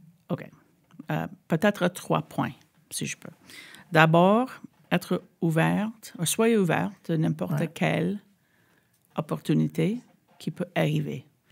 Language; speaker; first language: French; non-native, fluent; English